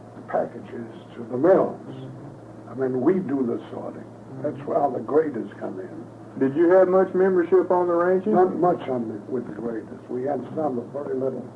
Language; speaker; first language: English; native; English